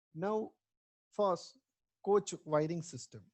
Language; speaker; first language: English; non-native, local second language; Gujarati